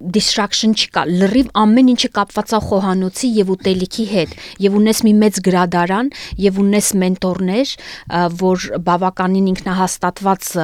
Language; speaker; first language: Armenian; native; Armenian